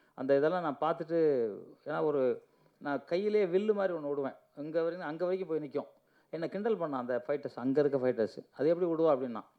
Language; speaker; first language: Tamil; native; Tamil